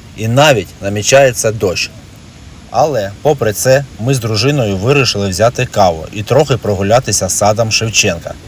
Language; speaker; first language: Ukrainian; native; Ukrainian